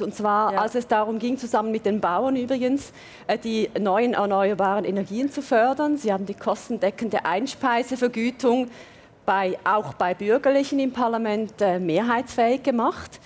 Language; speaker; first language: German; native; German